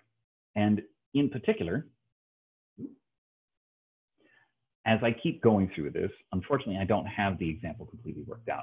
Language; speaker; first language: English; native; English